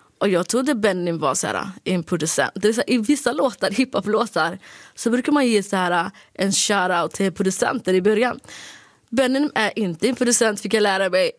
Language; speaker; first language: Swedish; early bilingual, other home language; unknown